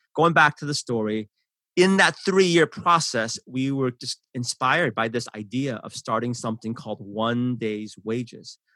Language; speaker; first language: English; early bilingual, other home language; Korean